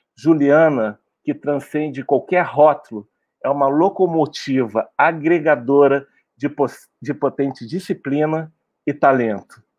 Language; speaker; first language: Portuguese; native; Portuguese